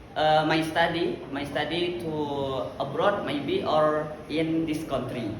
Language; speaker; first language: English; non-native, learner; Indonesian